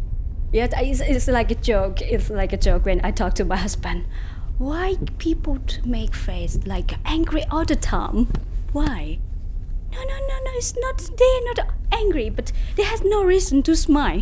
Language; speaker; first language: English; non-native, learner; Thai